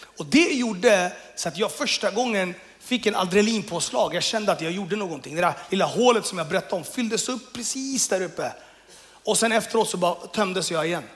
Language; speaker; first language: Swedish; early bilingual, other home language; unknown